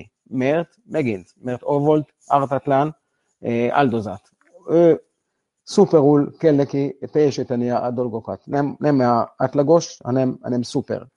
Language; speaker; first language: Hungarian; non-native, learner; Hebrew